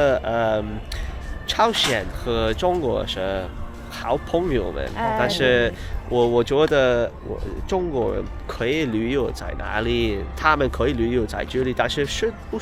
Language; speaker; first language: Chinese; non-native, learner; English